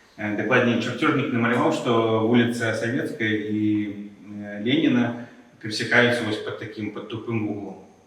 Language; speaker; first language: Belarusian; non-native, local second language; Russian